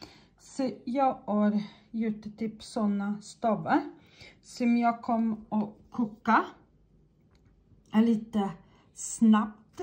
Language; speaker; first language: Swedish; non-native, fluent; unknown